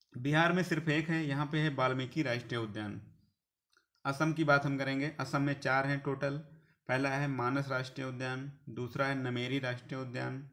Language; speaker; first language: Hindi; native; Hindi